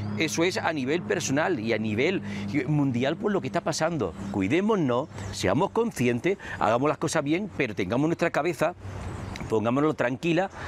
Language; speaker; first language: Spanish; native; Spanish